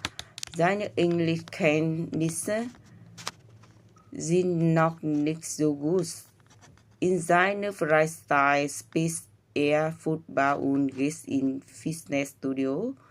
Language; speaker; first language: German; non-native, learner; Vietnamese